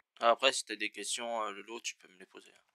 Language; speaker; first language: French; native; French